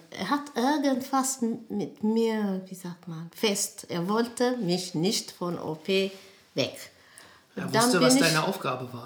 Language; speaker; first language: German; non-native, learner; Amharic